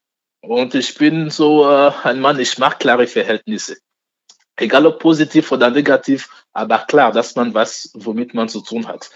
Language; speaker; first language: German; non-native, fluent; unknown